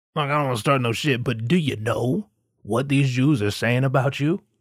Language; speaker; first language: English; native; English